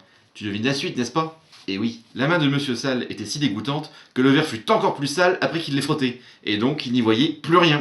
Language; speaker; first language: French; native; French